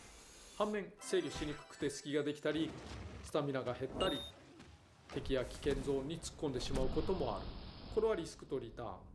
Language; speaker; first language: Japanese; native; Japanese